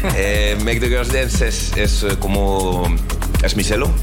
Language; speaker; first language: Spanish; non-native, learner; French